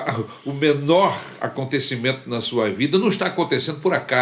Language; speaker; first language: Portuguese; native; Portuguese